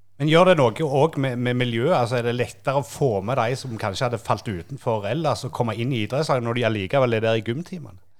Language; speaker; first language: Norwegian; native; Norwegian